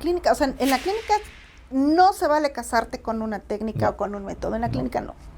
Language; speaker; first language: Spanish; native; Spanish